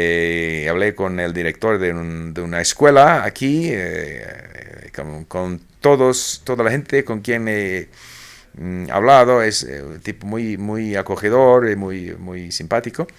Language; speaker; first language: Spanish; non-native, fluent; English